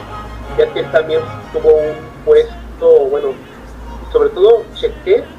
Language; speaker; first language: Spanish; native; Spanish